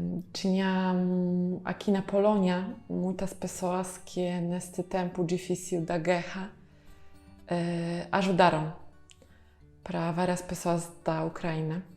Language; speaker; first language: Portuguese; non-native, fluent; Polish